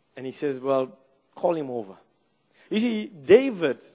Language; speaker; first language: English; native; English